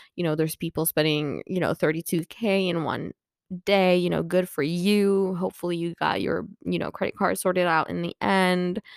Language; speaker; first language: English; non-native, fluent; Swedish